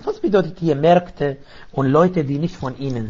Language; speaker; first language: German; non-native, fluent; Arabic